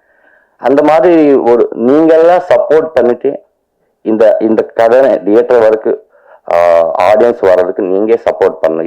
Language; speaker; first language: Tamil; non-native, learner; Telugu